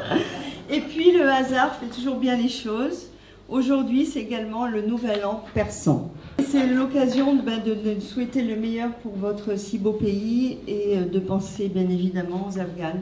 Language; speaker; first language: French; native; French